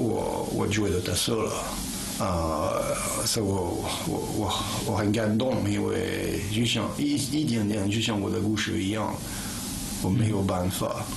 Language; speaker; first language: Chinese; non-native, fluent; French